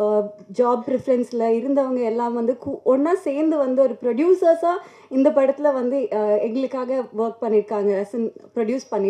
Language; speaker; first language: Tamil; native; Tamil